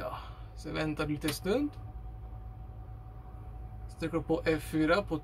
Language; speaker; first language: Swedish; non-native, fluent; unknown